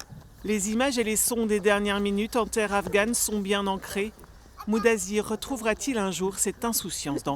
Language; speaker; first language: French; native; French